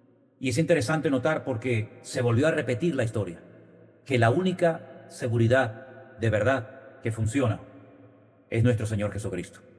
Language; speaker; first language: Spanish; native; Spanish